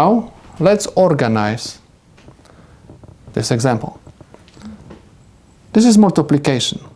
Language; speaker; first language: English; non-native, fluent; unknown